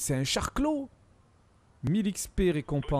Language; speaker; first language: French; native; French